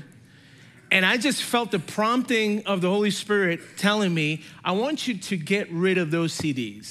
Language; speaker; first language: English; native; English